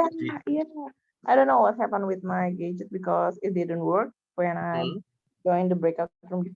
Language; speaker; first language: English; non-native, learner; Indonesian